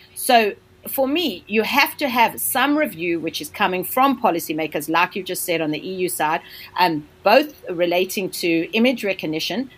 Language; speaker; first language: English; native; English